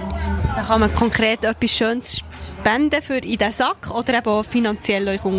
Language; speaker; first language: German; native; German